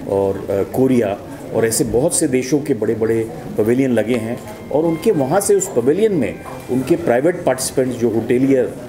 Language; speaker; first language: Hindi; native; Hindi